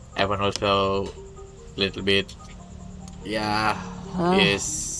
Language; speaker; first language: English; non-native, learner; Indonesian